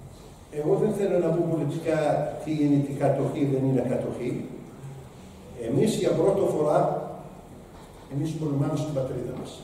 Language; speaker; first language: Greek; non-native, learner; Arabic